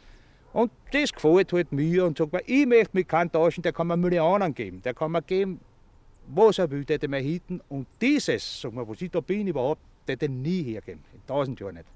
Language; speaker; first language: German; native; German